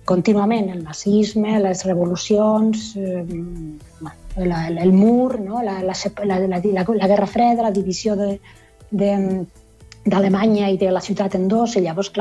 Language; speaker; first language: Catalan; native; Catalan